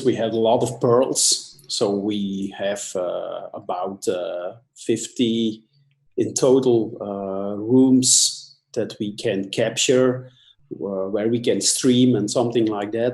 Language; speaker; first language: English; non-native, fluent; Dutch